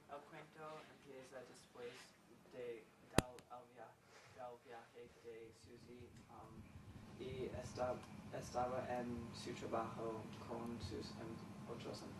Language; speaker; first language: Spanish; non-native, learner; English